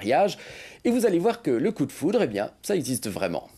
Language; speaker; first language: French; native; French